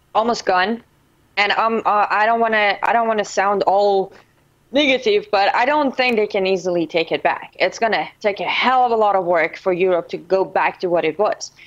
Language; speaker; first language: English; non-native, fluent; Persian